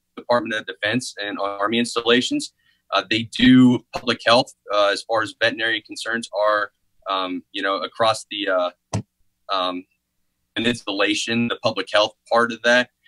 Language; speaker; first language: English; native; English